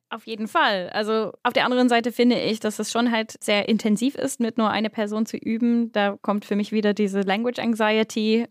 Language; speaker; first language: German; non-native, fluent; English